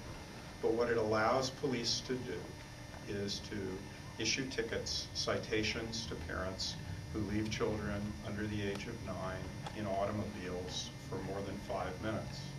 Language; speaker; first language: English; native; English